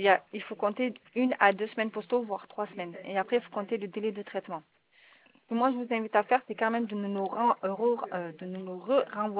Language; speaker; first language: French; native; French